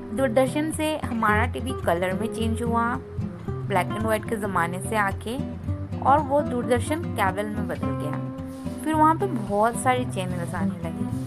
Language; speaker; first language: Hindi; non-native, local second language; Bangla